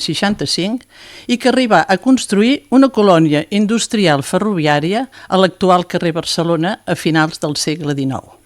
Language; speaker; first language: Catalan; native; Catalan